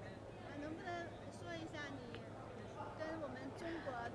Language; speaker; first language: Chinese; native; Chinese